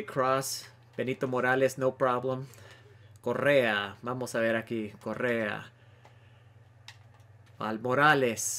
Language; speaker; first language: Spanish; early bilingual, heritage; Spanish